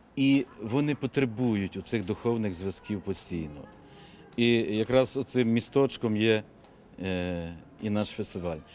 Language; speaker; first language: Ukrainian; native; Ukrainian